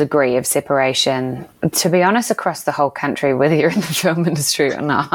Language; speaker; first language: English; native; English